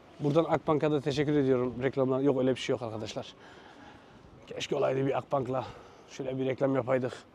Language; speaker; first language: Turkish; early bilingual, heritage; Turkish